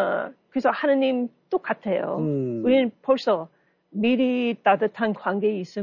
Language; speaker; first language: Korean; non-native, learner; English